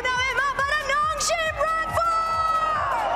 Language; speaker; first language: Spanish; native; Spanish